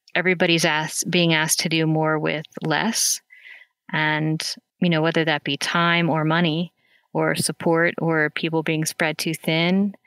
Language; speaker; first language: English; native; English